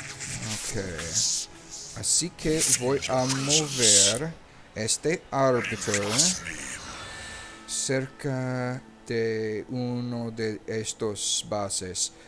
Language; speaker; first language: Spanish; non-native, learner; English